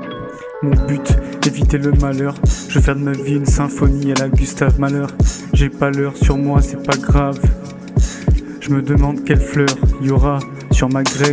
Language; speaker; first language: French; native; French